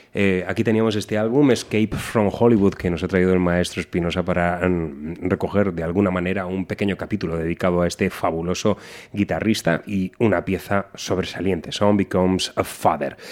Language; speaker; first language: Spanish; native; Spanish